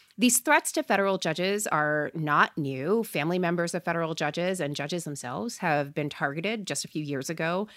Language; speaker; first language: English; native; English